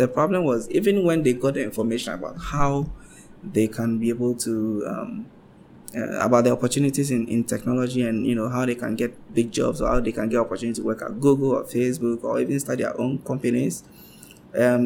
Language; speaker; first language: English; non-native, local second language; Ga